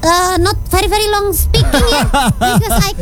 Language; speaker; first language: English; non-native, learner; Indonesian